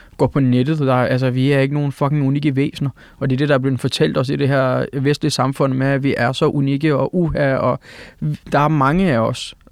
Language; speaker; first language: Danish; early bilingual, other home language; Turkish